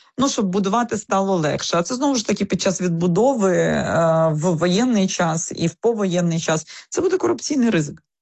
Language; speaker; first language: Ukrainian; native; Ukrainian